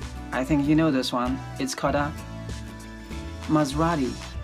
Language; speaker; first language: English; non-native, fluent; Chinese